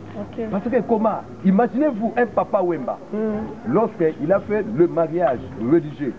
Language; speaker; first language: French; non-native, local second language; Lingala